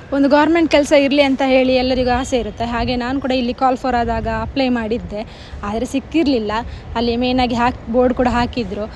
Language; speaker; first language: Kannada; non-native, local second language; Tulu